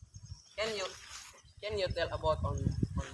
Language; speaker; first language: English; non-native, learner; Indonesian